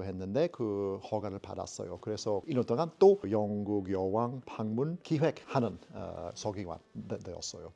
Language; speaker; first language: Korean; non-native, fluent; English